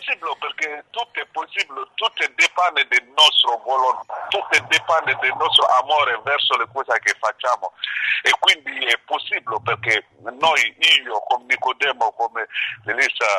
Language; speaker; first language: Italian; non-native, learner; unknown